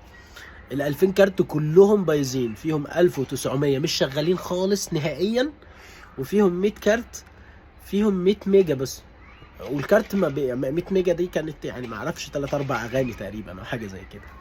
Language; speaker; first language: Arabic; native; Arabic